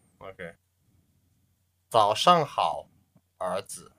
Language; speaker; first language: Chinese; non-native, learner; English